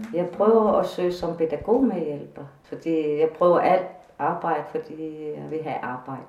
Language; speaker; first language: Danish; non-native, local second language; Kalaallisut